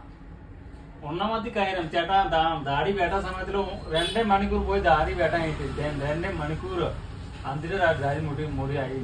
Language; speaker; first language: Malayalam; non-native, learner; Hindi